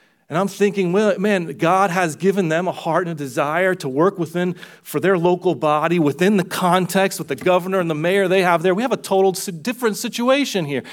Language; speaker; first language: English; early bilingual, other home language; Romanian